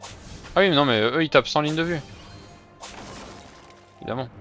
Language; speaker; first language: French; native; French